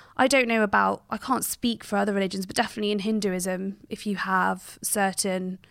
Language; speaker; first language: English; native; English